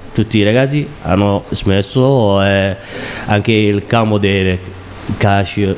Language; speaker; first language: Italian; non-native, learner; Somali